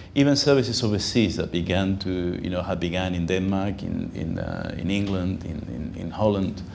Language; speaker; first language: English; non-native, fluent; Spanish